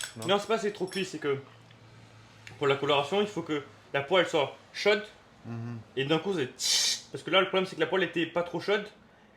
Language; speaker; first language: French; native; French